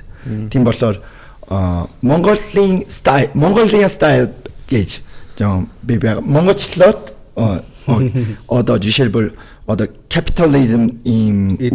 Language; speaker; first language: Mongolian; non-native, fluent; Korean